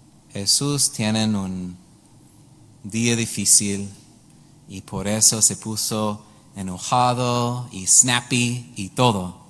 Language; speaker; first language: Spanish; non-native, learner; English